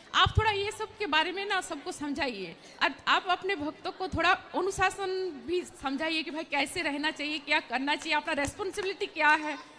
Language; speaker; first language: Hindi; non-native, local second language; Bangla